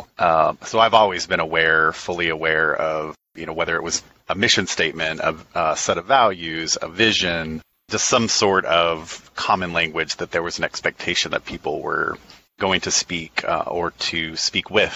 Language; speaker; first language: English; native; English